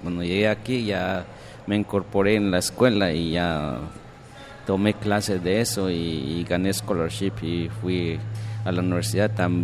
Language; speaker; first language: Spanish; non-native, local second language; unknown